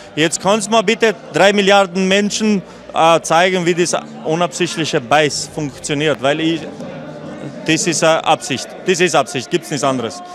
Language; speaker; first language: German; non-native, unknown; Albanian